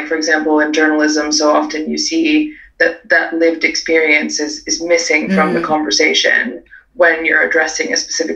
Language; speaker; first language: English; native; English